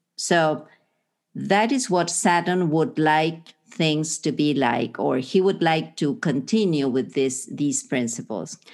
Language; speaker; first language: English; non-native, fluent; Spanish